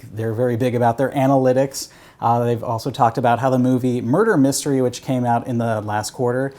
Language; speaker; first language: English; native; English